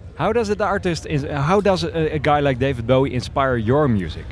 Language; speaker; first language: English; non-native, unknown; Dutch